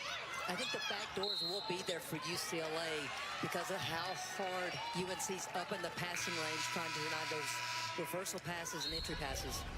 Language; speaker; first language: English; native; English